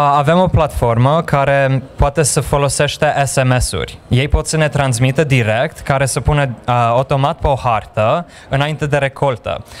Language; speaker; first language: Romanian; early bilingual, heritage; Romanian